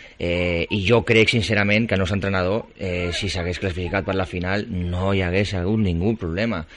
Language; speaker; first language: Catalan; non-native, local second language; Spanish